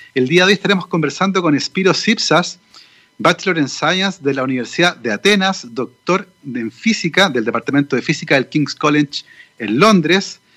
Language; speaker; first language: Spanish; native; Spanish